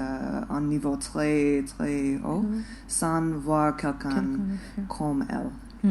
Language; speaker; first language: French; non-native, fluent; English